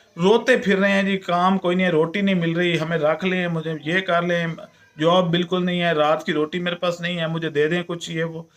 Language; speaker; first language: Urdu; non-native, local second language; Punjabi